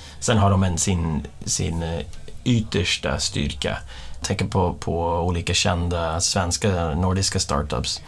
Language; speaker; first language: Swedish; non-native, fluent; English